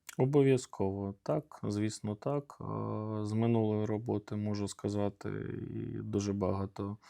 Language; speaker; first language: Ukrainian; native; Ukrainian